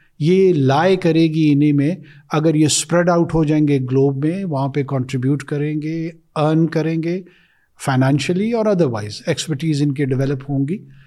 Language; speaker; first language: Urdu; non-native, local second language; Pashto